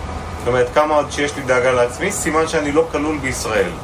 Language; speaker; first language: Hebrew; non-native, fluent; Russian